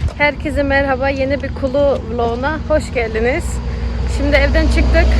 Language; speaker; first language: Turkish; early bilingual, heritage; Turkish